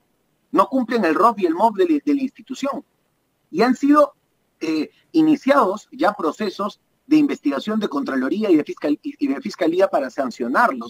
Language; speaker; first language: Spanish; native; Spanish